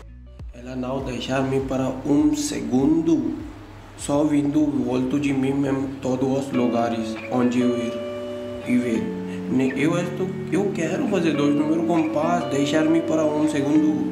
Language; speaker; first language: Portuguese; non-native, learner; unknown